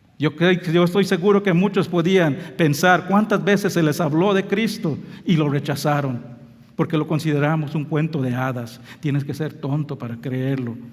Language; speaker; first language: Spanish; non-native, local second language; English